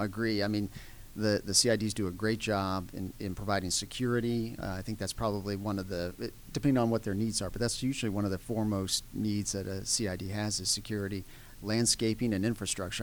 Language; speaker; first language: English; native; English